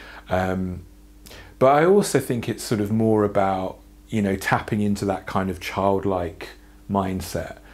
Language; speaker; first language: English; native; English